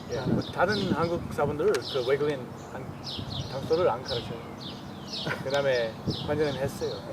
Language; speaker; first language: Korean; non-native, learner; English